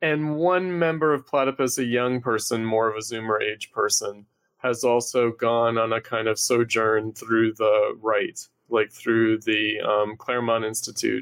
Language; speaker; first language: English; native; English